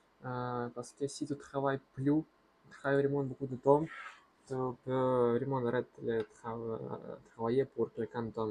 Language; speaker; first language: French; non-native, learner; Russian